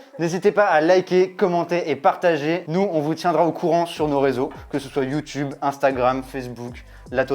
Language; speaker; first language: French; native; French